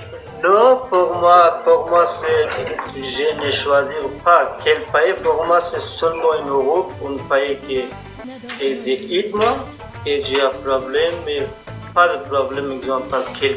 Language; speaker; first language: French; non-native, learner; Persian